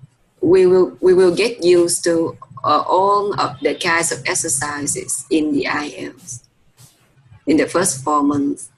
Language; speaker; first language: English; non-native, fluent; Vietnamese